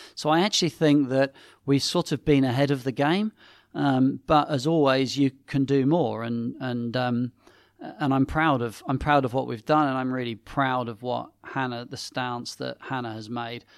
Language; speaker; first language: English; native; English